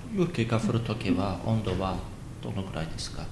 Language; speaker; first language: Japanese; non-native, fluent; Azerbaijani